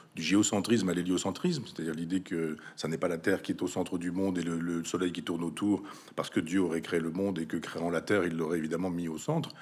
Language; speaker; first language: French; native; French